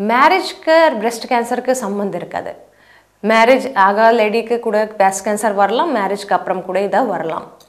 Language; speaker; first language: Tamil; non-native, fluent; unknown